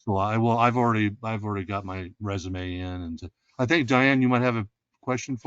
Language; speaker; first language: English; native; English